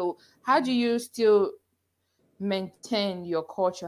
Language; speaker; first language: English; non-native, local second language; Igbo